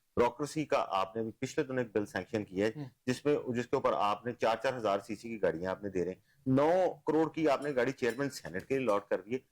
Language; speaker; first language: Urdu; non-native, local second language; Punjabi